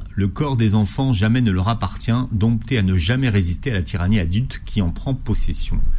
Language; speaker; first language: French; native; French